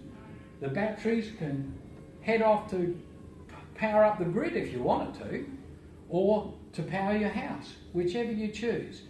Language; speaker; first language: English; native; English